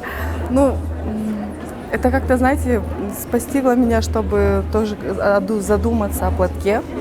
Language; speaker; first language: Russian; non-native, learner; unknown